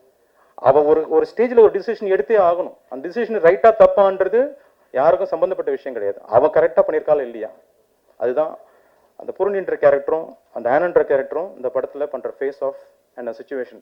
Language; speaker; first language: Tamil; native; Tamil